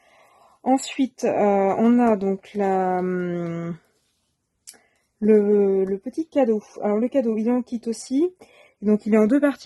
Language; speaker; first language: French; native; French